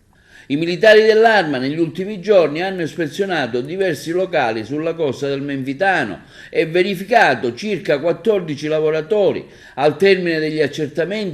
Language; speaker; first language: Italian; native; Italian